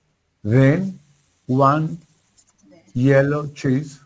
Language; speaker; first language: English; non-native, learner; Spanish